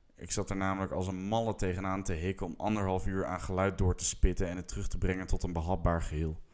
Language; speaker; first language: English; non-native, fluent; Dutch